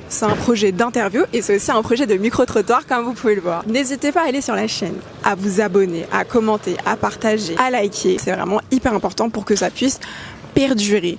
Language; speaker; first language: French; early bilingual, other home language; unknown